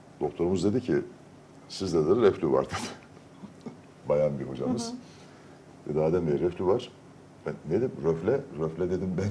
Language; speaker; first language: Turkish; native; Turkish